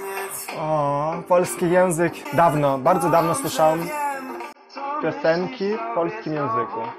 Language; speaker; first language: Polish; non-native, learner; Ukrainian